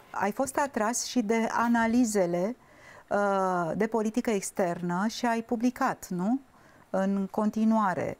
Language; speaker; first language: Romanian; native; Romanian